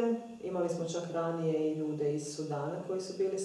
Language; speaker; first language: Croatian; native; Croatian